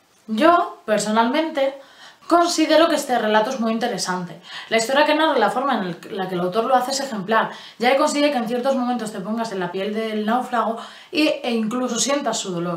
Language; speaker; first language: Spanish; native; Spanish